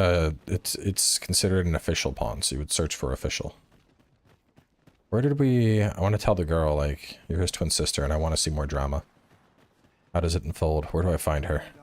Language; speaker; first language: English; native; English